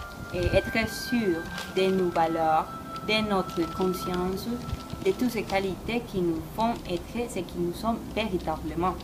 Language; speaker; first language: French; non-native, learner; Spanish